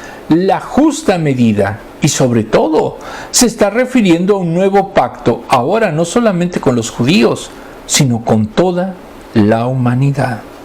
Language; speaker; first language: Spanish; native; Spanish